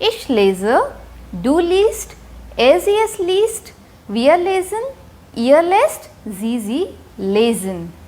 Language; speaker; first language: German; non-native, fluent; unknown